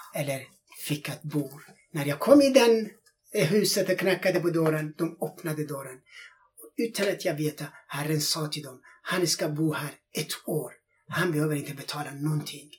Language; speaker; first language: Swedish; non-native, fluent; Persian